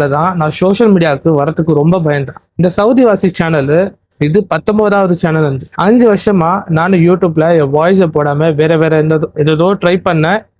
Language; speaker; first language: Tamil; non-native, local second language; Urdu